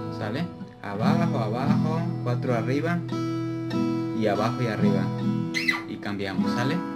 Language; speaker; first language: Spanish; native; Spanish